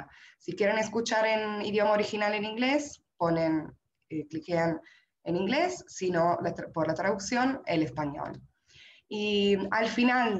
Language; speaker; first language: Spanish; non-native, fluent; Italian